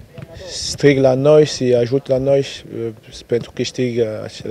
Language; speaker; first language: Romanian; non-native, learner; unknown